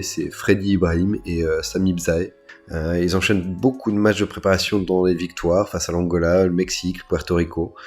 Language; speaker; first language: French; native; French